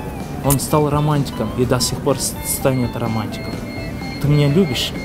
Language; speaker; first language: Russian; non-native, local second language; Kyrgyz